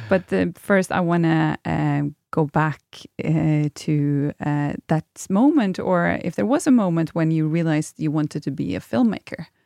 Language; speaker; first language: English; non-native, fluent; Norwegian